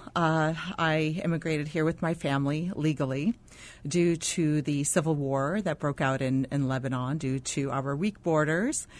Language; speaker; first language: English; non-native, fluent; Arabic